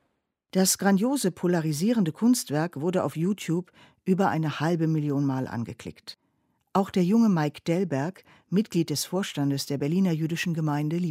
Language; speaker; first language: German; native; German